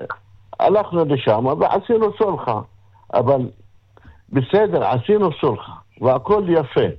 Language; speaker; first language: Hebrew; non-native, local second language; Arabic